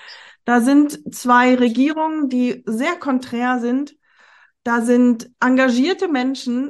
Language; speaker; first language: German; native; German